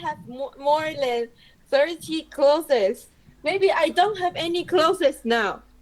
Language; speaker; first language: English; non-native, learner; Chinese